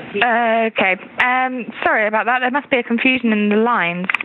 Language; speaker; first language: English; native; English